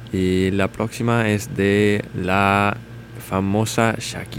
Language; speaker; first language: Spanish; non-native, learner; English